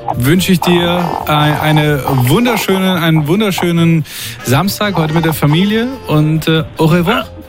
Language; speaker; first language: German; native; German